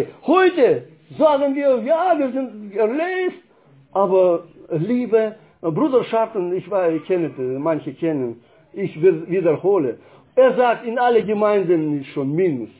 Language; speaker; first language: German; non-native, fluent; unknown